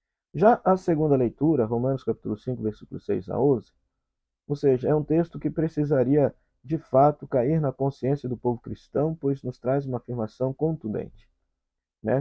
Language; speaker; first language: Portuguese; native; Portuguese